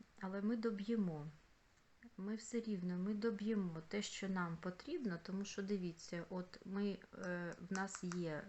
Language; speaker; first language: Ukrainian; non-native, local second language; Russian